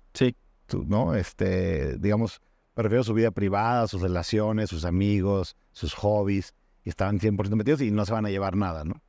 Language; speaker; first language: Spanish; native; Spanish